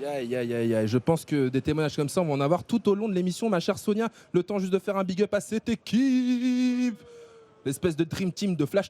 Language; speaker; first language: French; native; French